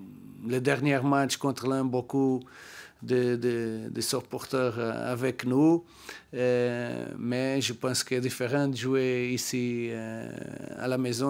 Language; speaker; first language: French; non-native, learner; Portuguese